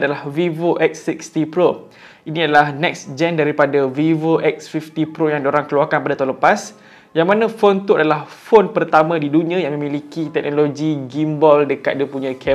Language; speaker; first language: Malay; native; Malay